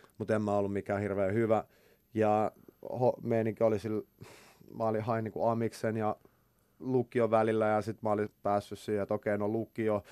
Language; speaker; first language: Finnish; native; Finnish